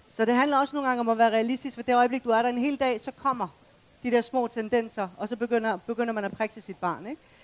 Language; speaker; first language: Danish; early bilingual, other home language; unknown